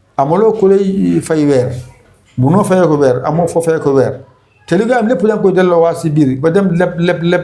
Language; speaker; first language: Wolof; non-native, local second language; Fula